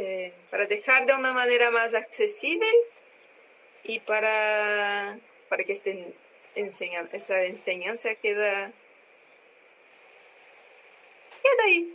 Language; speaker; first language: Spanish; non-native, learner; Portuguese